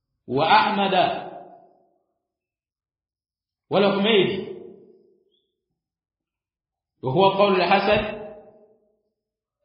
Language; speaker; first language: Arabic; non-native, fluent; Swahili